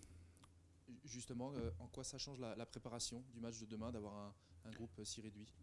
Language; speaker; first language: French; native; French